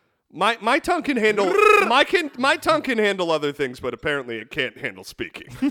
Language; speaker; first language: English; native; English